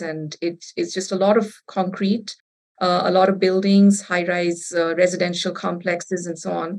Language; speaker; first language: English; non-native, local second language; Bangla